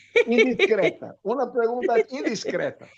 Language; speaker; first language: Spanish; non-native, fluent; English